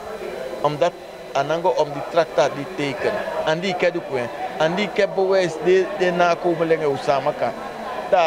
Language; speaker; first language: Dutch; non-native, local second language; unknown